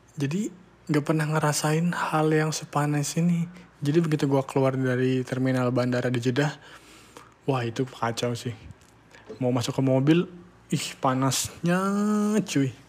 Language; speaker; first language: Indonesian; native; Indonesian